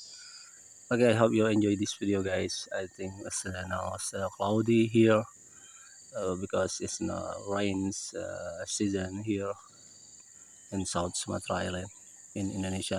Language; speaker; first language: English; non-native, learner; Indonesian